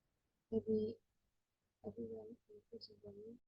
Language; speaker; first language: English; non-native, learner; Indonesian